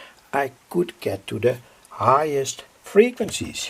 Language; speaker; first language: English; non-native, fluent; Dutch